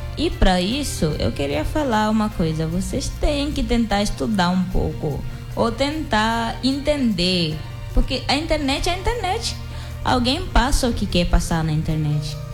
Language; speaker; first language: Portuguese; non-native, local second language; Upper Guinea Crioulo